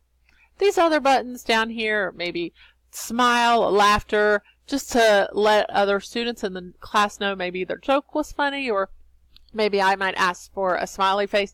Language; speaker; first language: English; native; English